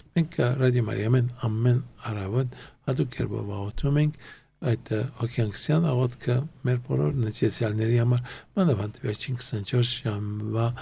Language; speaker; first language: Armenian; early bilingual, heritage; Armenian